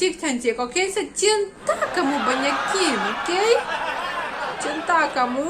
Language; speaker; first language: Indonesian; non-native, learner; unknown